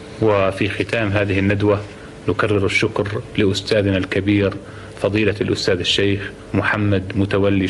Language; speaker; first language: Arabic; native; Arabic